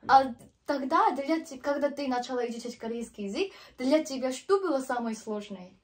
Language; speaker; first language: Russian; non-native, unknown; Korean